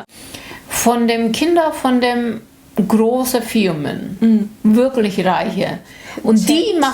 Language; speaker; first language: German; non-native, learner; Korean